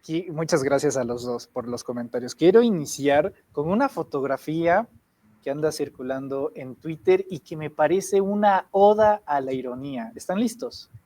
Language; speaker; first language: Spanish; native; Spanish